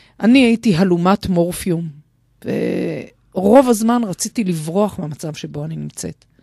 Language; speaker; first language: Hebrew; native; Hebrew